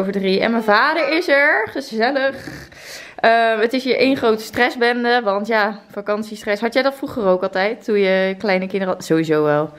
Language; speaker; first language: Dutch; native; Dutch